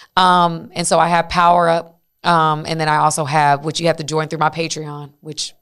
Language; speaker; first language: English; native; English